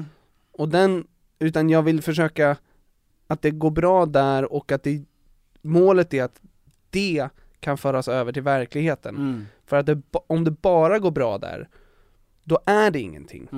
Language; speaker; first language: Swedish; native; Swedish